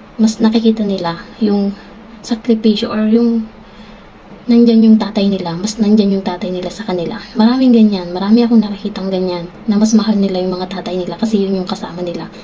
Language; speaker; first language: Filipino; native; Filipino